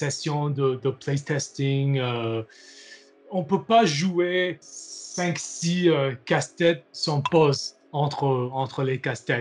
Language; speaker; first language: French; non-native, learner; English